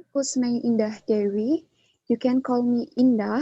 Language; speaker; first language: English; non-native, learner; Indonesian